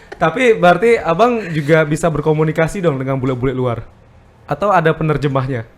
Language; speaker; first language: Indonesian; native; Indonesian